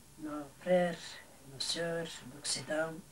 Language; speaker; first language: French; non-native, fluent; Bulgarian